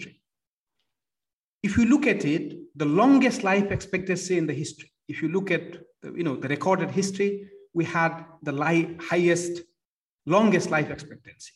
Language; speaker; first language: English; non-native, local second language; Nepali